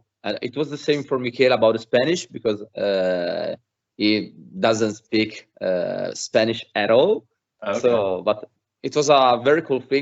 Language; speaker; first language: English; non-native, fluent; Italian